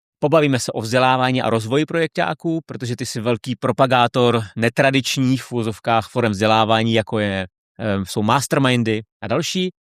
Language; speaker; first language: Czech; native; Czech